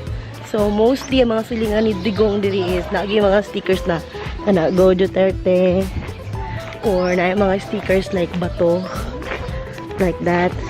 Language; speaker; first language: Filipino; non-native, local second language; Cebuano